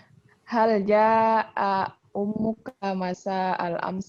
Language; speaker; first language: Arabic; non-native, learner; Indonesian